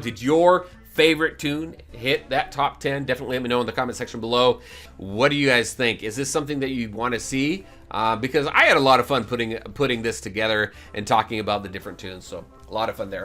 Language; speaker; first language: English; native; English